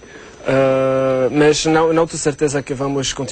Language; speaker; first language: Portuguese; non-native, learner; Arabic